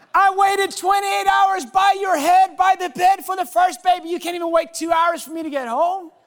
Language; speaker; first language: English; non-native, fluent; Swedish